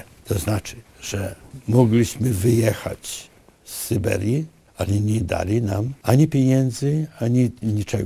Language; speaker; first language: Polish; early bilingual, other home language; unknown